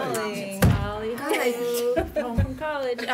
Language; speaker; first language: English; native; English